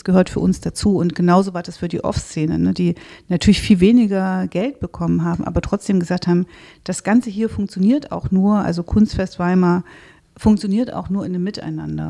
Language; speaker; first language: German; native; German